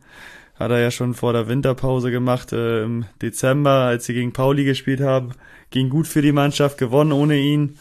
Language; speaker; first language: German; native; German